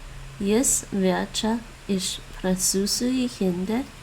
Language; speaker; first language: Lithuanian; non-native, learner; Cantonese